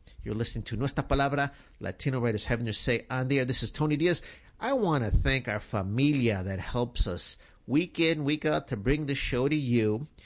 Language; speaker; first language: English; early bilingual, other home language; Spanish